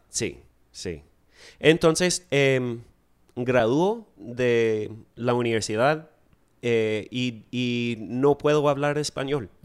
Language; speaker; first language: Spanish; non-native, fluent; English